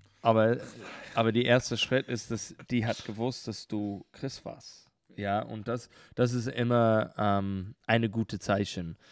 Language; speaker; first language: German; non-native, learner; English